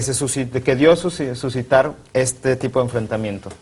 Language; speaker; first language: Spanish; native; Spanish